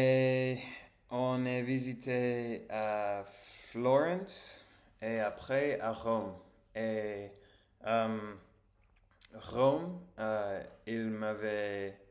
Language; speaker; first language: French; non-native, learner; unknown